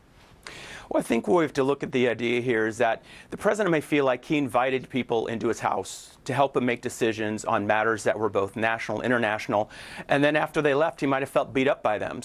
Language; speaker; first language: English; native; English